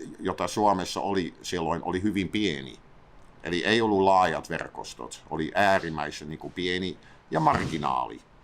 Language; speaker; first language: Finnish; non-native, fluent; Dutch